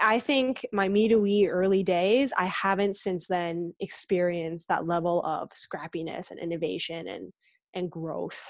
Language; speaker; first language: English; native; English